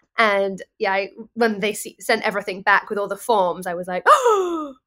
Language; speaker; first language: English; native; English